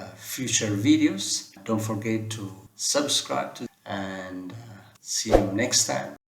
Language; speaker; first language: English; non-native, local second language; Amharic